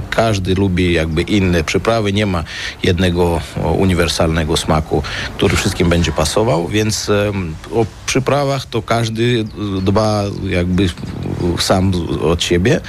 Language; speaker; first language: Polish; non-native, fluent; Armenian